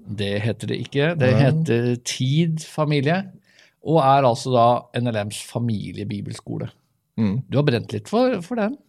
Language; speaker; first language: Norwegian; native; Norwegian